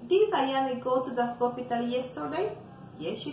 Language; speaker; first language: English; non-native, fluent; Spanish